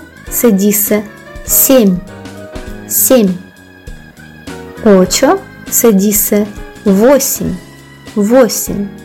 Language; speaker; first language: Spanish; non-native, fluent; Russian